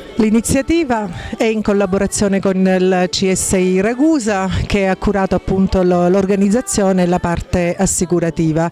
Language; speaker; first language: Italian; native; Italian